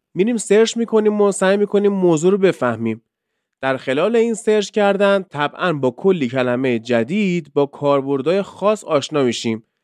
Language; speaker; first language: Persian; native; Persian